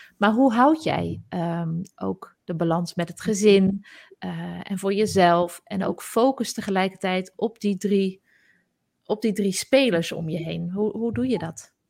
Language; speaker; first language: Dutch; native; Dutch